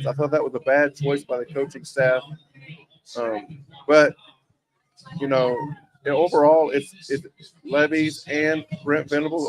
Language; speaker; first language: English; native; English